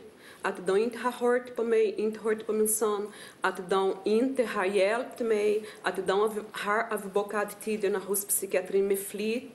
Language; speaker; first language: Swedish; non-native, fluent; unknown